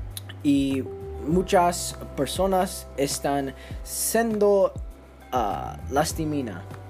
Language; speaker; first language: Spanish; non-native, learner; English